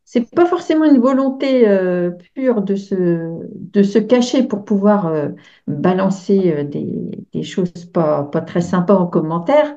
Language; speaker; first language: French; native; French